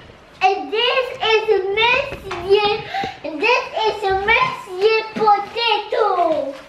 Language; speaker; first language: English; early bilingual, heritage; English